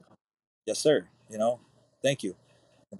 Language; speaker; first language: English; native; English